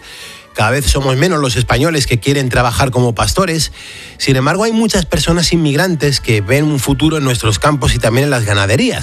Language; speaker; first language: Spanish; native; Spanish